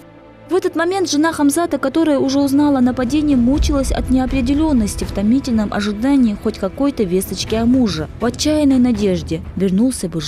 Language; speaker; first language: Russian; native; Russian